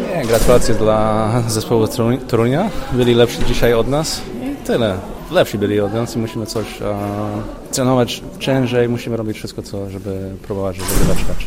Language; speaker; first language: Polish; non-native, learner; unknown